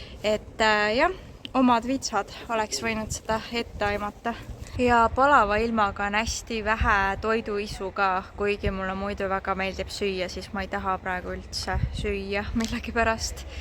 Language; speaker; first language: Estonian; native; Estonian